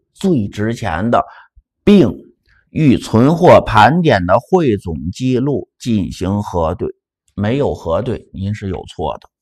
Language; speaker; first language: Chinese; native; Chinese